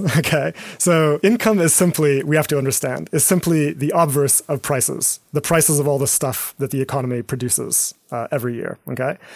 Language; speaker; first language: English; native; English